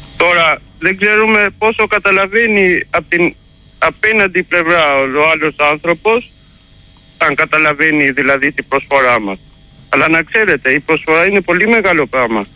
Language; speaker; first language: Greek; early bilingual, heritage; Greek